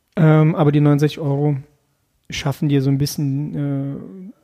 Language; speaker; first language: German; early bilingual, other home language; Russian